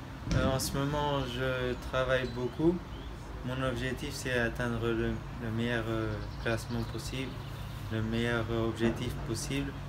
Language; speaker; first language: French; early bilingual, other home language; Portuguese